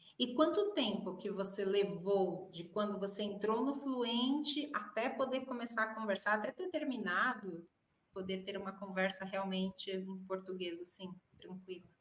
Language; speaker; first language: Portuguese; native; Portuguese